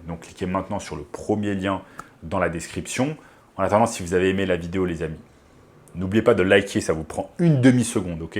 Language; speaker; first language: French; native; French